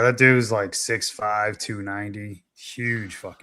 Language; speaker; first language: English; native; English